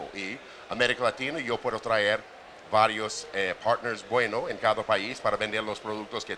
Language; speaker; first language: Spanish; non-native, fluent; English